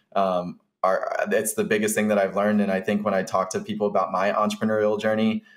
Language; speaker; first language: English; native; English